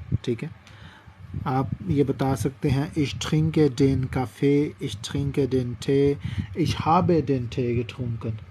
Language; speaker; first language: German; non-native, learner; Urdu